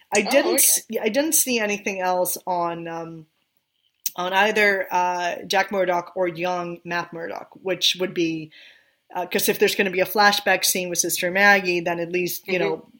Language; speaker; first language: English; non-native, fluent; Swedish